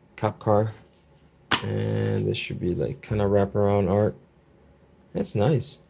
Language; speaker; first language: English; native; English